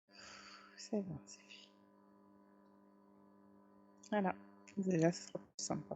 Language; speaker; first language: French; native; French